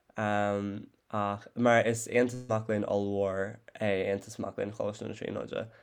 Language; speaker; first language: Irish; non-native, fluent; English